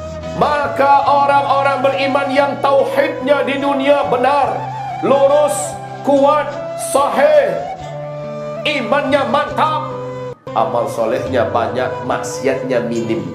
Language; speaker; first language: Indonesian; native; Indonesian